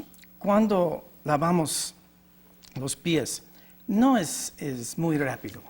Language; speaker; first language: Spanish; non-native, learner; English